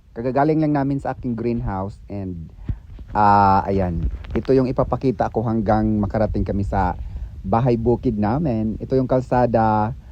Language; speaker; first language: Filipino; non-native, local second language; Cebuano